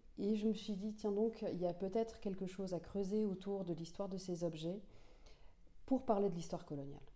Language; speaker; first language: French; non-native, local second language; Finnish